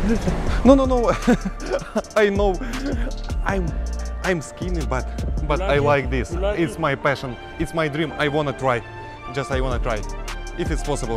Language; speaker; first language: English; non-native, learner; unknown